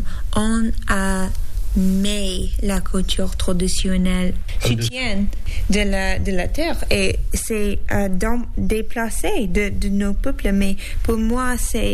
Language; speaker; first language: French; non-native, learner; English